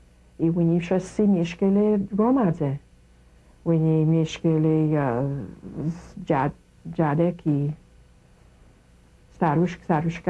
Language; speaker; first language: Polish; early bilingual, heritage; Kashubian